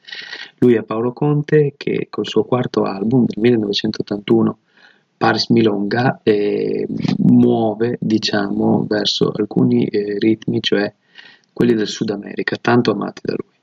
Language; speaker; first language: Italian; native; Italian